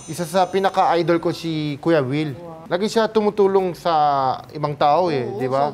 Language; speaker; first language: Filipino; non-native, fluent; Korean